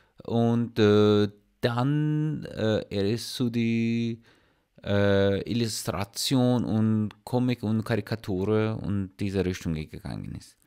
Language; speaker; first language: German; non-native, learner; Persian